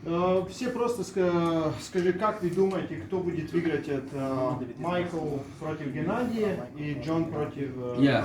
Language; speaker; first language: Russian; non-native, learner; Georgian